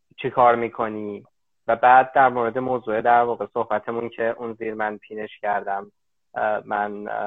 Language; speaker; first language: Persian; native; Persian